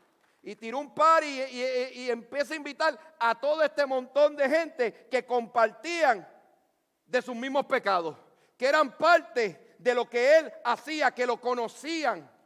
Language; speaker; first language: Spanish; native; Spanish